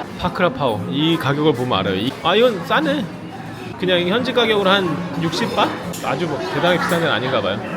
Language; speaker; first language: Korean; native; Korean